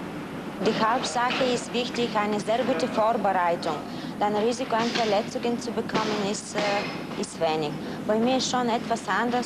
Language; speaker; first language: German; non-native, fluent; Bulgarian